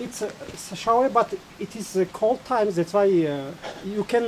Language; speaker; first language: English; non-native, learner; Tajik